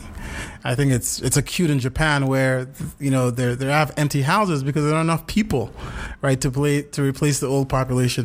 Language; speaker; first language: English; non-native, local second language; Yoruba